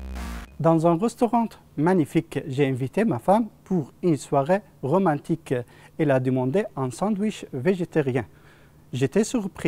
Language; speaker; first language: French; non-native, fluent; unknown